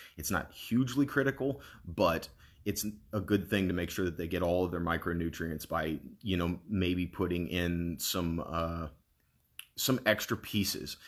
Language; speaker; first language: English; native; English